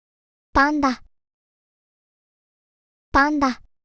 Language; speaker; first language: Japanese; native; Japanese